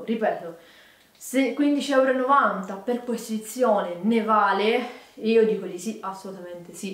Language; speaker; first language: Italian; native; Italian